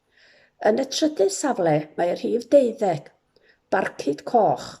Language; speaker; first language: Welsh; native; Welsh